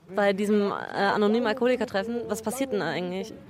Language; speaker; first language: German; native; German